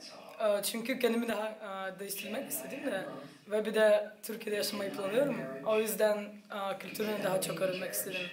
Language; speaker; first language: Turkish; non-native, fluent; Russian